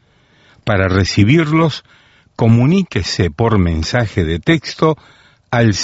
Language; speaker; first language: Spanish; native; Spanish